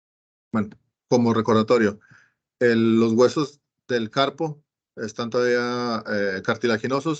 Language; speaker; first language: Spanish; native; Spanish